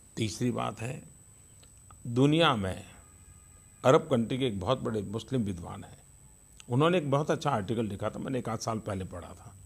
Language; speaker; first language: Hindi; non-native, local second language; Gujarati